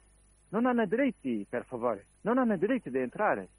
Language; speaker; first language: Italian; non-native, learner; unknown